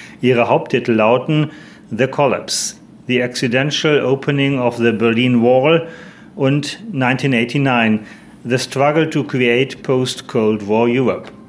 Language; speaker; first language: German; native; German